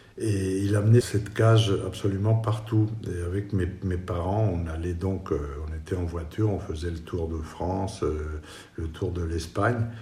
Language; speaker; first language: French; non-native, fluent; Spanish